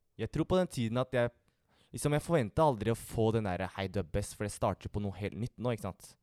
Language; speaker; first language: Norwegian; early bilingual, other home language; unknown